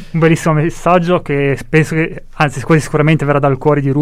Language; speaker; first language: Italian; native; Italian